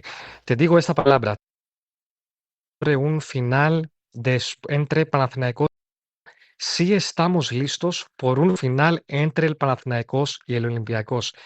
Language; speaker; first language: Spanish; non-native, fluent; Greek